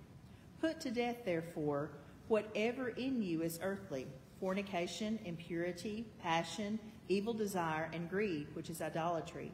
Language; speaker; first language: English; native; English